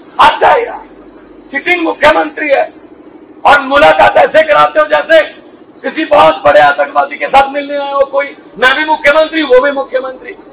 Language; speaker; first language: Hindi; non-native, local second language; Punjabi